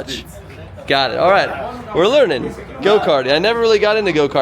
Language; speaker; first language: English; native; English